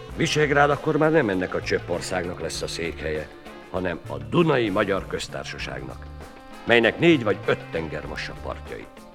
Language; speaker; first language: Hungarian; native; Hungarian